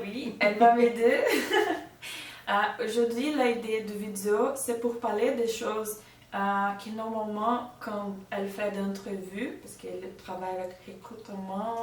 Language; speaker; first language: French; non-native, learner; Portuguese